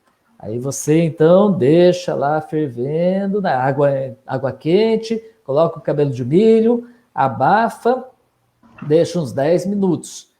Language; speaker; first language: Portuguese; native; Portuguese